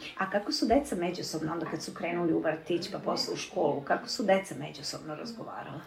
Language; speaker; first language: Serbian; native; Serbian